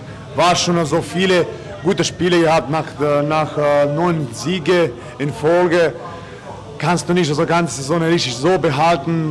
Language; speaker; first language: German; non-native, fluent; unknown